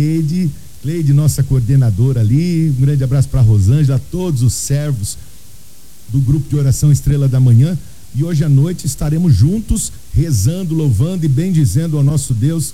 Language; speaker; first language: Portuguese; native; Portuguese